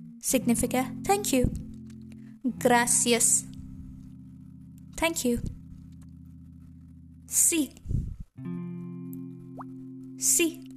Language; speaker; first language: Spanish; non-native, learner; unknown